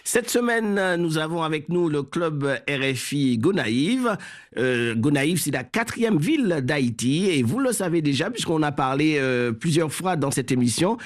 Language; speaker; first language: French; native; French